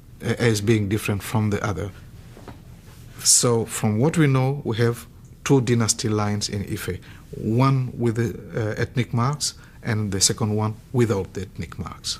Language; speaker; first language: English; non-native, fluent; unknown